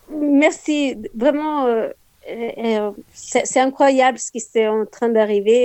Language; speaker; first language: French; non-native, fluent; Spanish